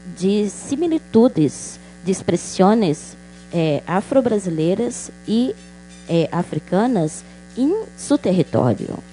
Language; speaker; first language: Portuguese; non-native, local second language; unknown